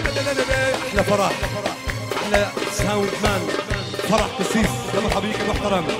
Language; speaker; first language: Arabic; native; Arabic